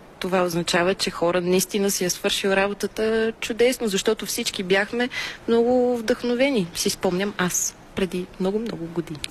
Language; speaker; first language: Bulgarian; native; Bulgarian